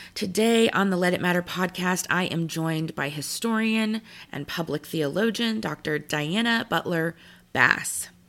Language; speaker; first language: English; native; English